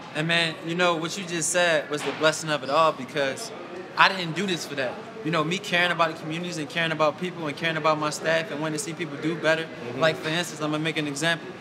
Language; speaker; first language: English; native; English